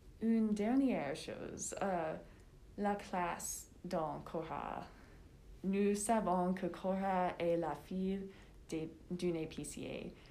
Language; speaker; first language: French; non-native, learner; English